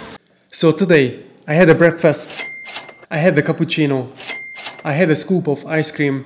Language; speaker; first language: English; non-native, learner; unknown